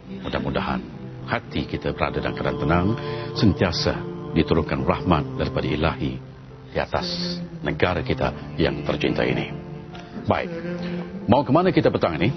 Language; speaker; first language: Malay; native; Malay